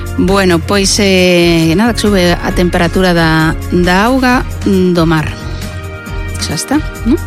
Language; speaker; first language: Galician; non-native, local second language; Spanish